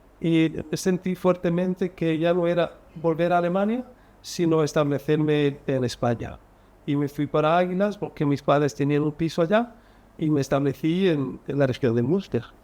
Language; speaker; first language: Spanish; early bilingual, heritage; Spanish